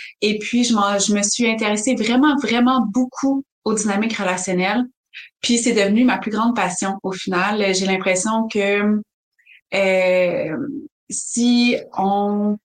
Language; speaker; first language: French; native; French